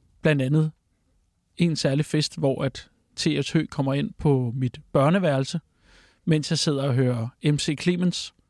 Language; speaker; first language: Danish; native; Danish